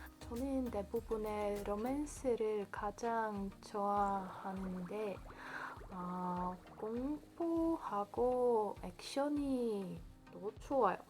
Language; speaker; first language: Korean; non-native, learner; Polish